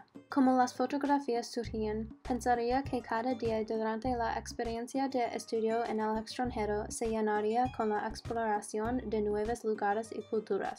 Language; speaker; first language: Spanish; non-native, learner; English